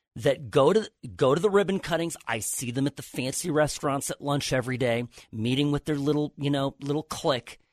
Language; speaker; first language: English; native; English